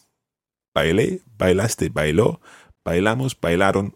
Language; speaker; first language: Spanish; non-native, fluent; English